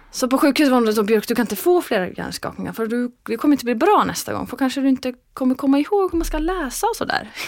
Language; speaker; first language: Swedish; non-native, fluent; Icelandic